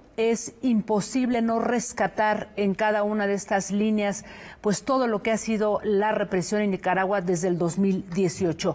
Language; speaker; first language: Spanish; native; Spanish